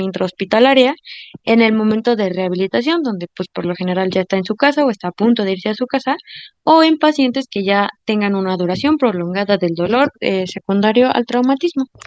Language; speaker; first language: Spanish; native; Spanish